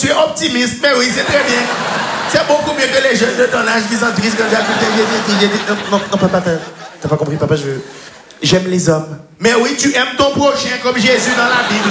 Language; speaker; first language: French; native; French